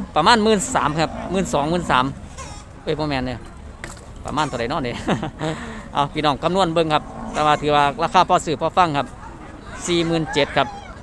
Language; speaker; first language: Thai; non-native, local second language; Northeastern Thai